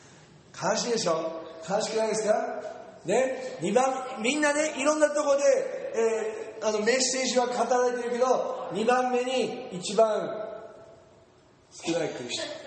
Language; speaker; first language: Japanese; non-native, fluent; English